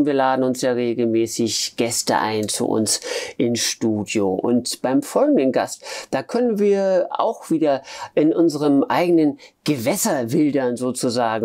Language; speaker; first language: German; native; German